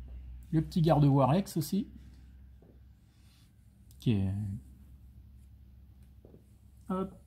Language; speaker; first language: French; native; French